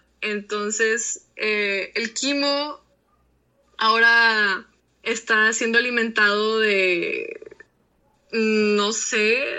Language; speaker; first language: Spanish; native; Spanish